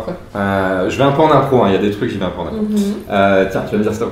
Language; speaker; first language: French; native; French